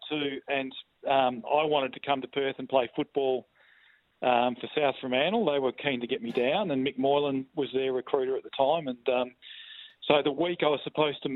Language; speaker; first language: English; native; English